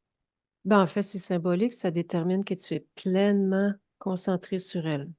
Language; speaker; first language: French; native; French